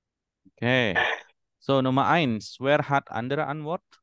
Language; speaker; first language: German; non-native, fluent; Indonesian